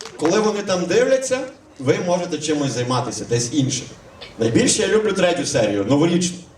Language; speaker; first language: Ukrainian; native; Ukrainian